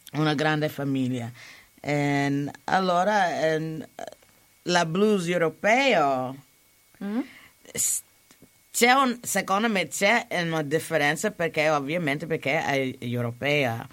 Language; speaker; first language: Italian; non-native, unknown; English